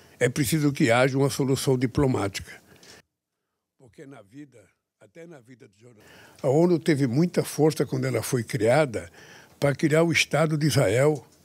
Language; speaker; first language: Portuguese; native; Portuguese